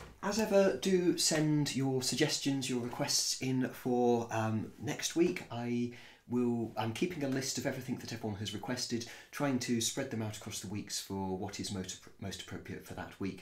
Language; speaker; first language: English; native; English